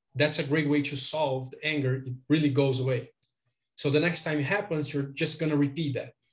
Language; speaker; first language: English; non-native, fluent; Portuguese